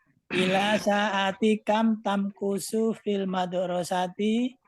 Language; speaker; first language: Arabic; non-native, learner; Indonesian